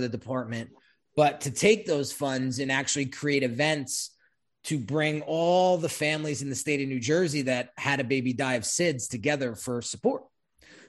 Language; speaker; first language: English; native; English